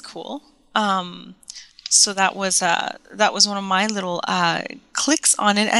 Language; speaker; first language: English; non-native, fluent; French